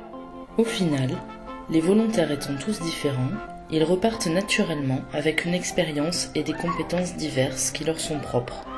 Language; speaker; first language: French; native; French